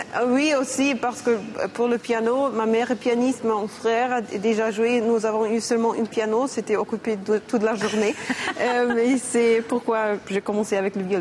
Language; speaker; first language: French; non-native, learner; German